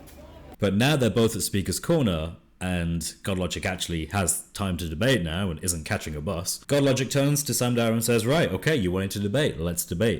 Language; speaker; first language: English; native; English